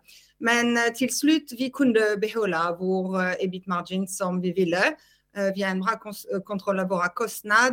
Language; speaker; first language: Swedish; non-native, fluent; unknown